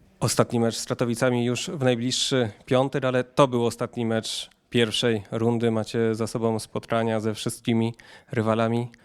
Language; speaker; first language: Polish; native; Polish